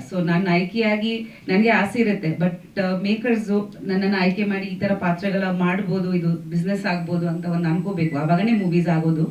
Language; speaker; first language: Kannada; non-native, fluent; Bangla